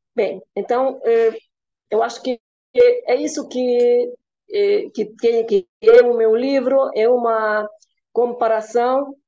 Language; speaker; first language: Portuguese; non-native, fluent; Hungarian